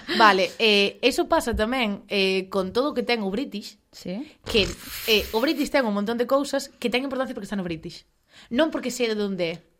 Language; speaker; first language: Galician; non-native, local second language; Spanish